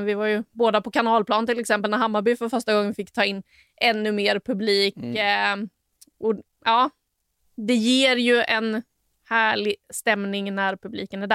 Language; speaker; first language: Swedish; native; Swedish